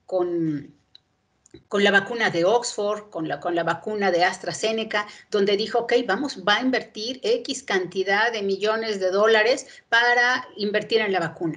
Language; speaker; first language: Spanish; native; Spanish